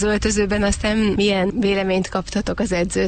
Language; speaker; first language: Hungarian; native; Hungarian